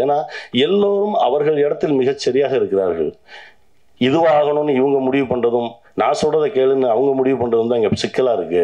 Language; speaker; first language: Tamil; native; Tamil